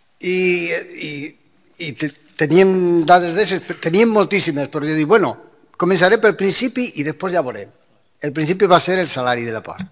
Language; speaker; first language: Catalan; non-native, local second language; Spanish